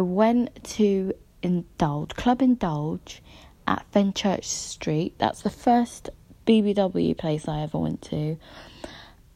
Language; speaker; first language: English; native; English